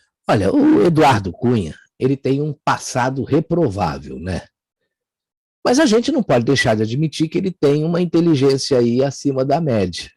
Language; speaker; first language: Portuguese; native; Portuguese